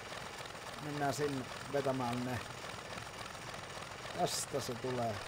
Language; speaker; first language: Finnish; native; Finnish